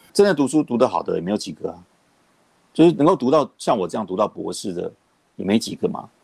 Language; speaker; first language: Chinese; native; Chinese